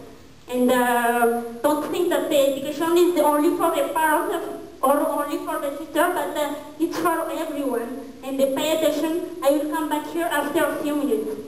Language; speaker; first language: English; non-native, learner; Malagasy